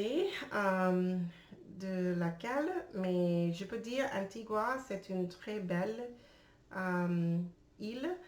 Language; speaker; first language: French; non-native, learner; English